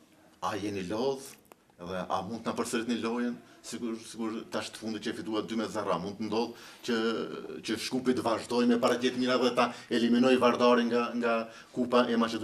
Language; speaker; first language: Albanian; native; Albanian